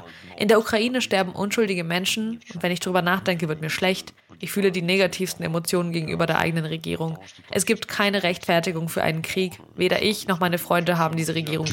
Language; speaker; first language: German; early bilingual, other home language; Russian